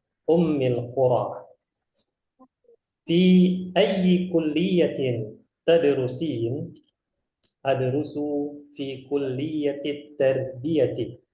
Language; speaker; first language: Arabic; non-native, fluent; Indonesian